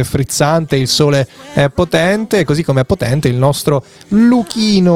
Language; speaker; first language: Italian; native; Italian